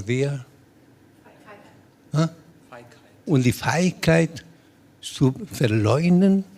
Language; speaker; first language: German; non-native, learner; Spanish